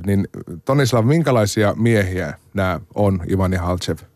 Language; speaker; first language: Finnish; native; Finnish